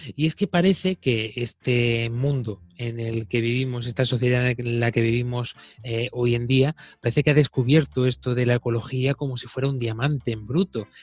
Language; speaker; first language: Spanish; native; Spanish